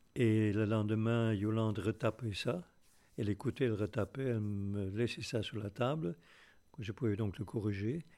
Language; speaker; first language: French; non-native, fluent; Afrikaans